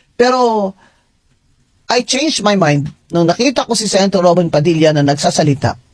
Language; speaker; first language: Filipino; non-native, local second language; Hiligaynon